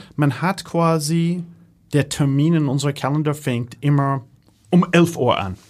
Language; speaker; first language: German; non-native, fluent; English